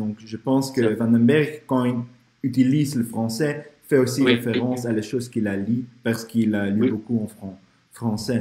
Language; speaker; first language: French; non-native, fluent; Dutch